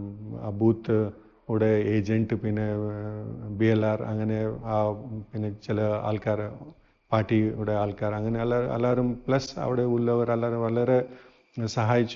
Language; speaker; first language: Malayalam; non-native, fluent; Hindi